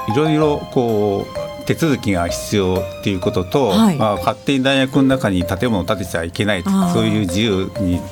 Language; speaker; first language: Japanese; native; Japanese